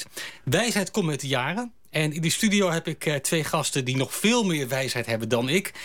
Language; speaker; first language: Dutch; native; Dutch